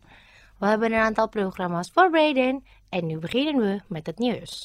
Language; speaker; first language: Dutch; non-native, learner; Indonesian